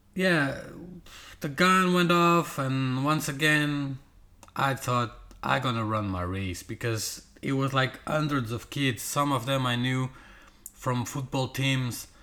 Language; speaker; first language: English; non-native, fluent; Portuguese